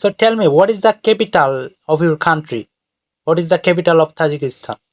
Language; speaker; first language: English; non-native, fluent; Bangla